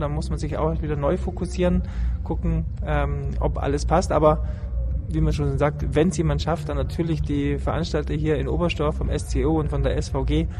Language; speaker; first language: German; native; German